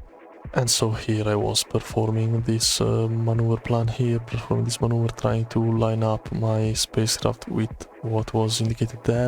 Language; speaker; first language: English; non-native, fluent; Italian